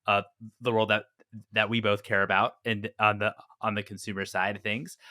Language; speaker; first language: English; native; English